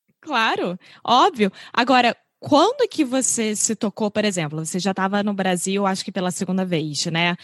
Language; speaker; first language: Portuguese; native; Portuguese